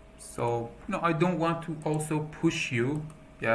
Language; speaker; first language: English; non-native, fluent; Persian